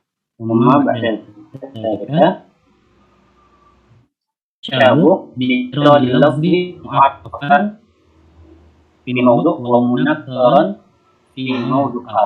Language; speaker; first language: Arabic; non-native, learner; Indonesian